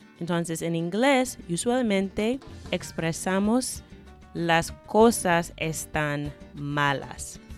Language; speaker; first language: Spanish; non-native, fluent; English